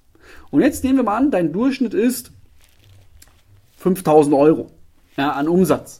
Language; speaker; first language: German; native; German